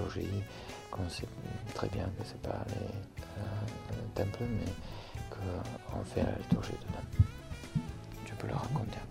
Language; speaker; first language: French; non-native, learner; Serbian